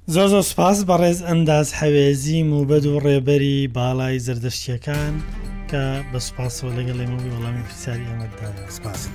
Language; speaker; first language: Central Kurdish; native; Central Kurdish